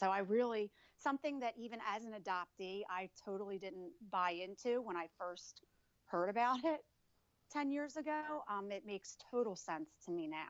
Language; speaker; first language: English; native; English